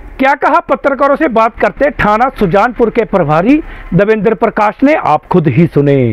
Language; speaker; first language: Hindi; non-native, local second language; Punjabi